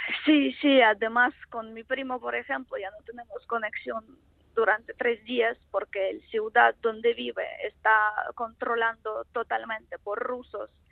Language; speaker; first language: Spanish; non-native, fluent; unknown